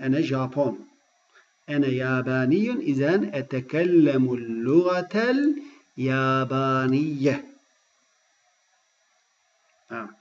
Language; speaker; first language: Arabic; non-native, fluent; Turkish